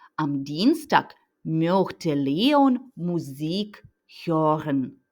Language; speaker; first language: German; non-native, fluent; Ukrainian